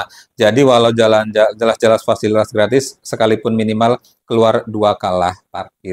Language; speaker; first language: Indonesian; native; Indonesian